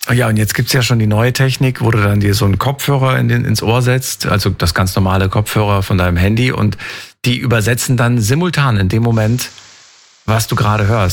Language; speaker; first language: German; native; German